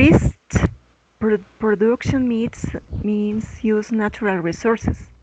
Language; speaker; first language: English; non-native, learner; Spanish